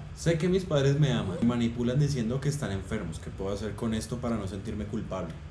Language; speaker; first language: Spanish; native; Spanish